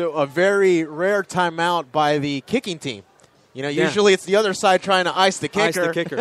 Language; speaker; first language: English; native; English